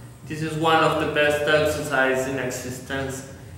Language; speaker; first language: English; non-native, fluent; Spanish